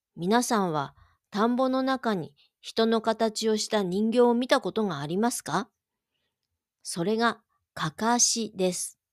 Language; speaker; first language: Japanese; native; Japanese